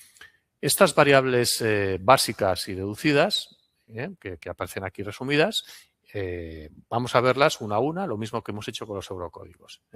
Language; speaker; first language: Spanish; non-native, local second language; Catalan